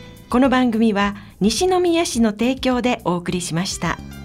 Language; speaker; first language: Japanese; native; Japanese